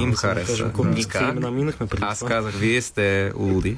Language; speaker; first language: Bulgarian; non-native, fluent; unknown